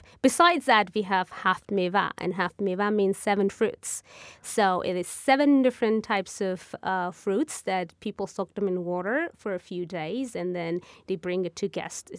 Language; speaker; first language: English; non-native, fluent; Persian